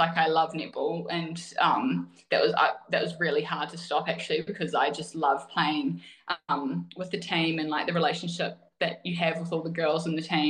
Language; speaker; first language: English; native; English